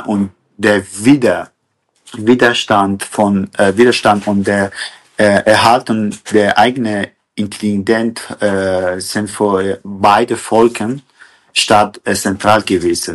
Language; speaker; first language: German; non-native, fluent; Kurdish